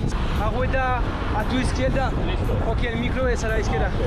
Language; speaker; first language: Spanish; non-native, learner; French